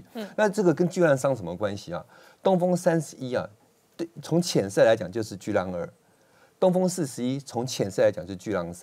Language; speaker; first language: Chinese; native; Chinese